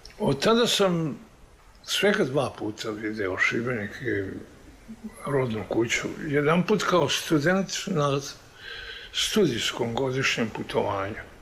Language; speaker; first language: Serbian; native; Serbian